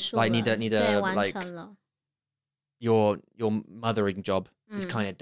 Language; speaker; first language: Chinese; non-native, learner; English